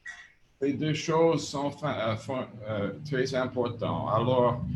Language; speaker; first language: French; non-native, fluent; English